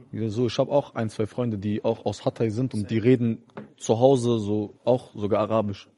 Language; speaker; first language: German; early bilingual, other home language; Turkish